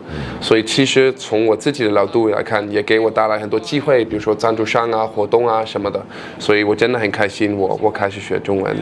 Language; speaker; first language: Chinese; non-native, fluent; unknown